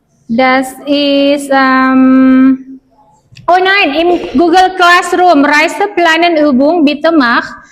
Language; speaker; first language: German; non-native, learner; Indonesian